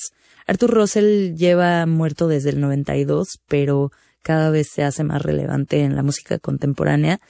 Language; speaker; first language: Spanish; native; Spanish